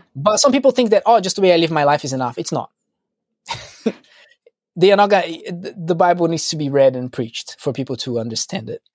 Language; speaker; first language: English; non-native, fluent; Portuguese